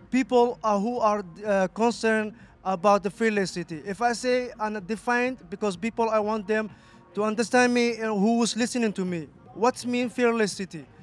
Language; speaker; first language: English; non-native, fluent; Somali